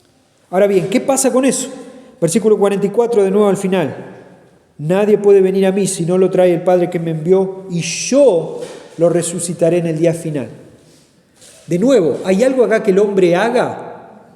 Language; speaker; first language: Spanish; native; Spanish